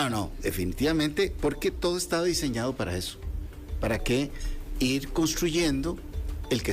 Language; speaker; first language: Spanish; native; Spanish